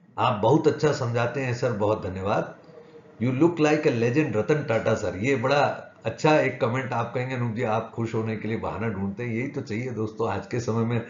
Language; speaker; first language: Hindi; native; Hindi